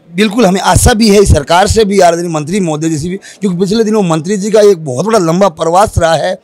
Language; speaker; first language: Hindi; native; Hindi